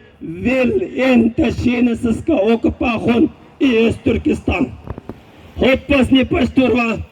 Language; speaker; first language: Swedish; non-native, learner; Uyghur